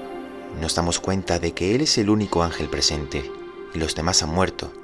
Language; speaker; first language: Spanish; native; Spanish